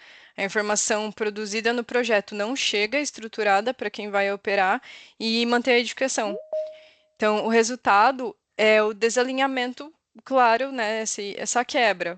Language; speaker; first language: Portuguese; native; Portuguese